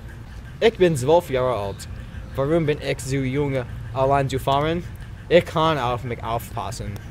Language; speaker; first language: German; non-native, learner; English